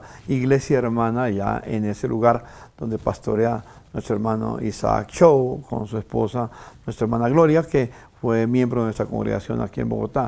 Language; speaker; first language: Spanish; native; Spanish